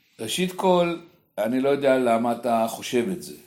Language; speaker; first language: Hebrew; native; Hebrew